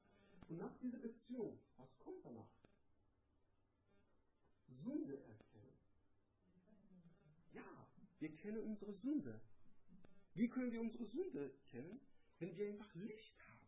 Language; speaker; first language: German; non-native, learner; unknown